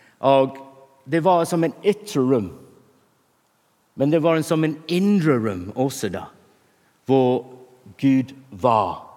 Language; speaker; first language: Norwegian; non-native, fluent; English